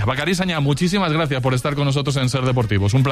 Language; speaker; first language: Spanish; native; Spanish